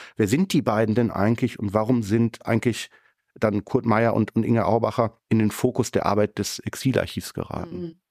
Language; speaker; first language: German; native; German